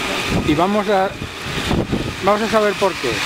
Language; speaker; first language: Spanish; native; Spanish